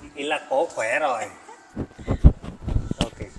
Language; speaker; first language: Vietnamese; non-native, learner; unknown